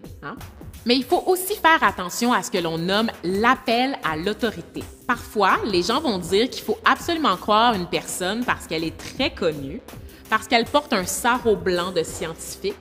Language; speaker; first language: French; native; French